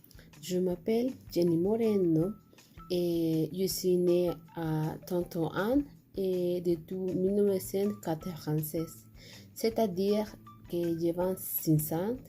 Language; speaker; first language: French; non-native, learner; Spanish